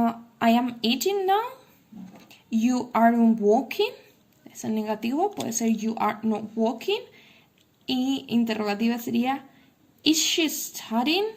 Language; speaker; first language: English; non-native, fluent; Spanish